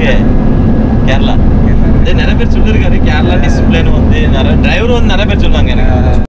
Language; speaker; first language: Tamil; non-native, learner; Telugu